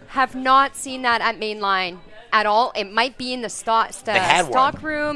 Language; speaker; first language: English; native; English